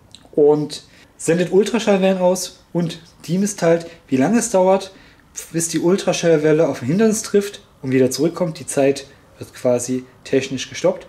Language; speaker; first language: German; native; German